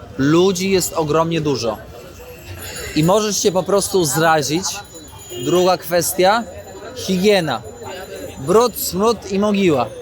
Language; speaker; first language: Polish; native; Polish